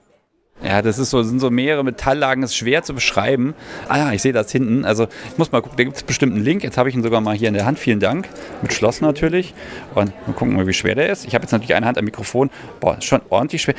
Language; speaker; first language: German; native; German